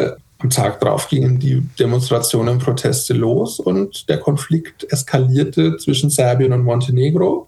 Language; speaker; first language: German; native; German